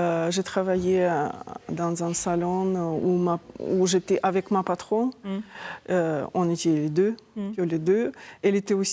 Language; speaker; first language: French; non-native, fluent; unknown